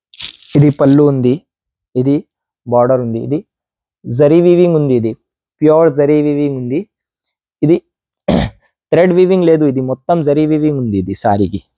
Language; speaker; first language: Telugu; non-native, local second language; Urdu